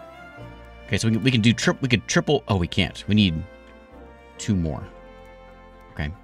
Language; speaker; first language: English; native; English